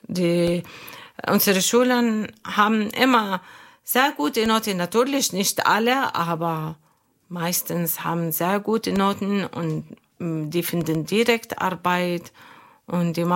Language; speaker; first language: German; non-native, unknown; Arabic